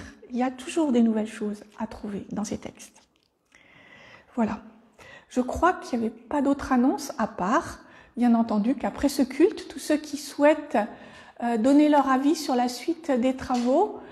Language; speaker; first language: French; native; French